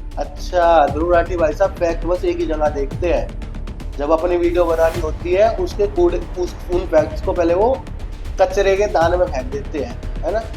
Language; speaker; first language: Hindi; native; Hindi